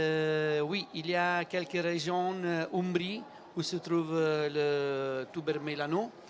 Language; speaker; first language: French; non-native, learner; Italian